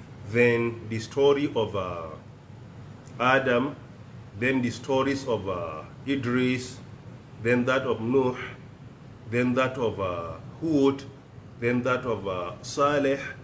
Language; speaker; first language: English; non-native, local second language; Hausa